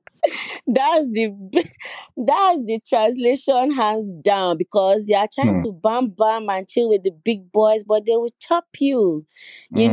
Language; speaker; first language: English; non-native, local second language; Yoruba